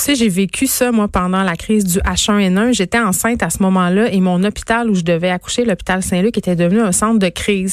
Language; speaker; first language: French; native; French